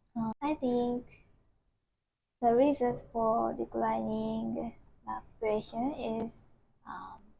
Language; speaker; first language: English; non-native, learner; Japanese